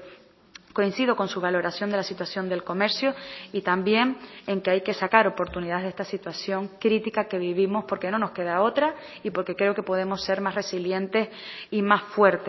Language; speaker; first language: Spanish; native; Spanish